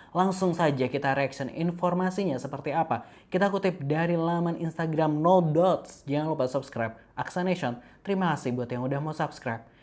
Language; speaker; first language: Indonesian; native; Indonesian